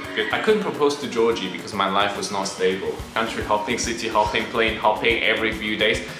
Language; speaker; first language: English; non-native, local second language; Cantonese